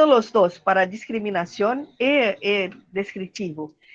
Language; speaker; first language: Spanish; non-native, learner; Portuguese